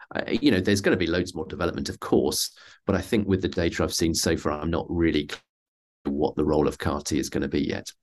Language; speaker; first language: English; native; English